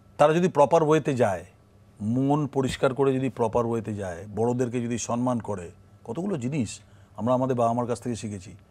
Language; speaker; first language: Bangla; native; Bangla